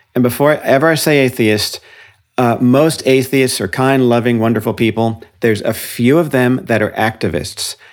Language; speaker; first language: English; native; English